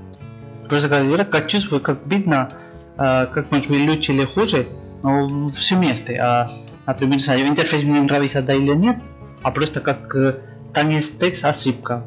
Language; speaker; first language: Russian; non-native, learner; Spanish